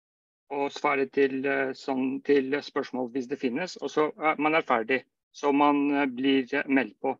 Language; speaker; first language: Norwegian; non-native, fluent; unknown